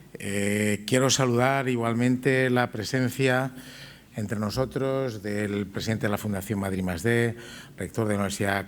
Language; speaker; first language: Spanish; native; Spanish